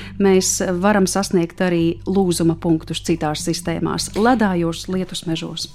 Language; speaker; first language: Latvian; native; Latvian